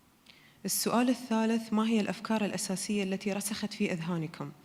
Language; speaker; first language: Arabic; native; Arabic